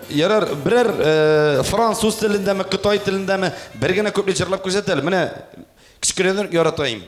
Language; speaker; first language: Tatar; native; Tatar